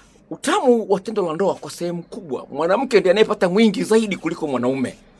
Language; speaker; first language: Swahili; native; Swahili